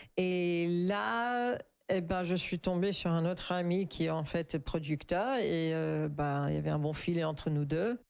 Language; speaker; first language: French; non-native, fluent; English